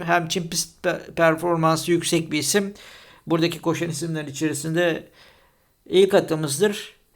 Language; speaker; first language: Turkish; native; Turkish